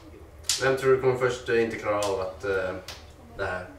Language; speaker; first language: Swedish; native; Swedish